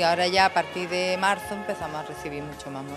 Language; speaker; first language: Spanish; native; Spanish